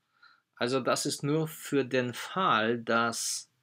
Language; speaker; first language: German; non-native, fluent; Polish